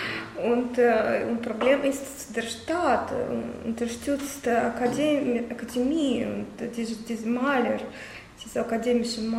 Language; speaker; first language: German; non-native, learner; Russian